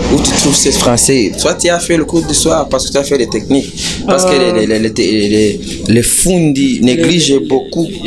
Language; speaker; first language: French; non-native, local second language; Rundi